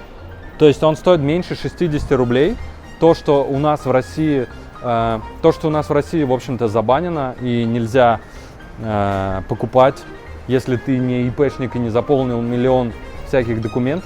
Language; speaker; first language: Russian; native; Russian